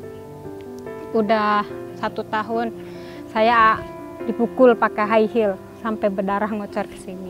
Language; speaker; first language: Indonesian; non-native, local second language; Sundanese